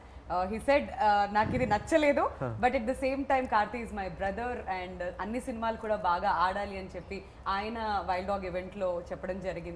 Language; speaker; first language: Telugu; native; Telugu